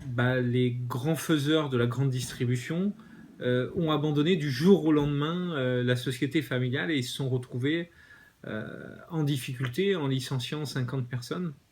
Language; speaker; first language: French; native; French